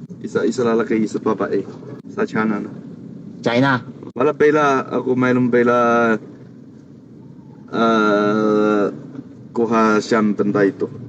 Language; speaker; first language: Filipino; non-native, learner; Chinese